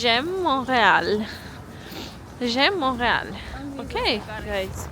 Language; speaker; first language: French; non-native, learner; Armenian